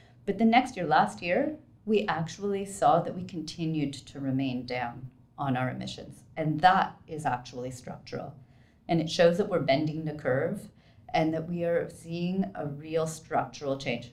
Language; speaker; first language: English; native; English